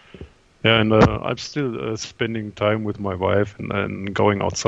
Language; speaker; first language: English; non-native, fluent; German